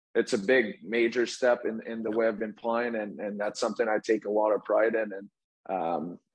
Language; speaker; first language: English; native; English